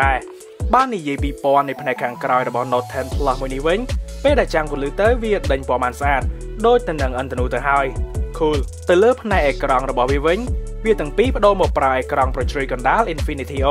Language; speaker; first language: Khmer; native; Khmer